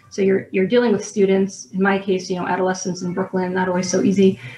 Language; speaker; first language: English; native; English